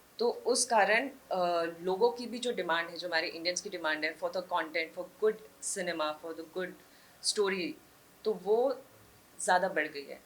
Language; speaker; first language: Hindi; native; Hindi